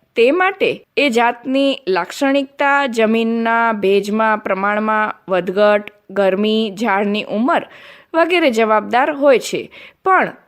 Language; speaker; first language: Gujarati; non-native, local second language; Kachhi